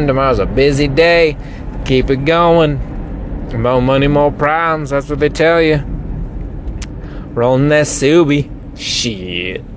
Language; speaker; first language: English; native; English